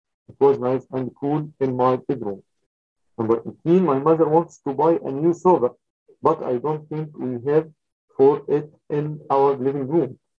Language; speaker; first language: English; non-native, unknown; Arabic